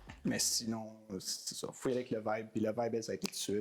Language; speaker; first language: French; native; French